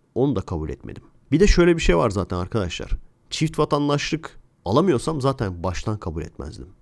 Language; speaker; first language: Turkish; native; Turkish